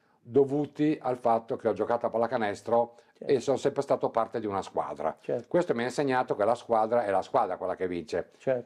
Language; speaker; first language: Italian; native; Italian